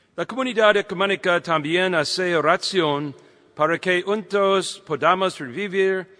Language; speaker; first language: Spanish; non-native, fluent; English